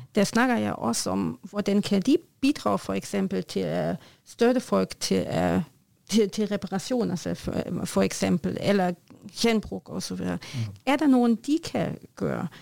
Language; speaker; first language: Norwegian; non-native, learner; German